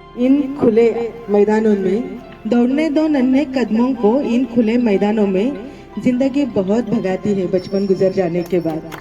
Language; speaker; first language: Hindi; non-native, local second language; Marathi